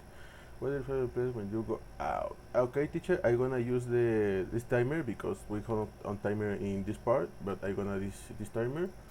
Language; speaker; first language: English; non-native, learner; Spanish